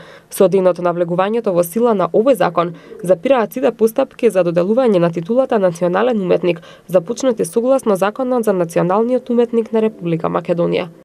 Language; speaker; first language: Macedonian; native; Macedonian